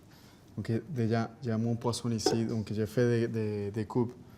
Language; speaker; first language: French; non-native, fluent; Spanish